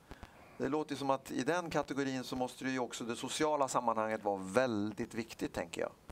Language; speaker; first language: Swedish; native; Swedish